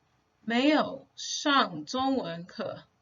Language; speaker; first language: Chinese; non-native, fluent; English